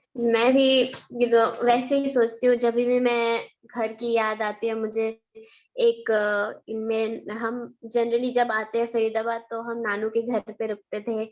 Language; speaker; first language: Hindi; early bilingual, heritage; Hindi